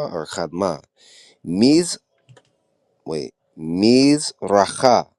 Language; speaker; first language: Hebrew; non-native, learner; English